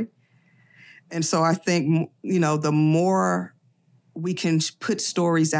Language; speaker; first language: English; native; English